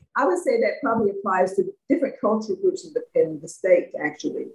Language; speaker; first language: English; native; English